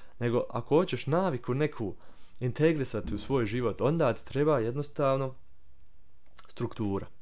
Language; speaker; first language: Serbian; early bilingual, heritage; Croatian